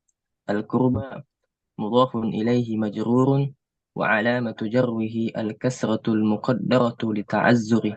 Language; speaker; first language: Arabic; non-native, learner; Indonesian